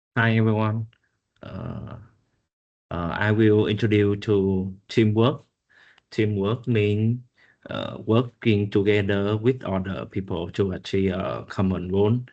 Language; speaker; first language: English; non-native, learner; Vietnamese